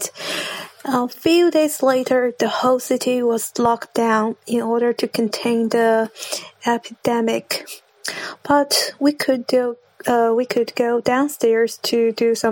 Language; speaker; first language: English; non-native, fluent; Chinese